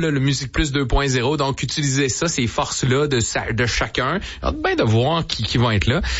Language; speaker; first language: French; native; French